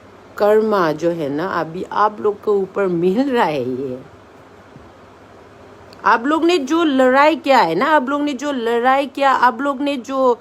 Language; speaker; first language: Hindi; non-native, local second language; Manipuri